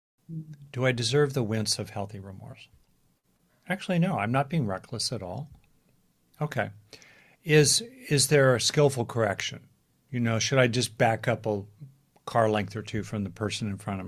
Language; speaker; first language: English; native; English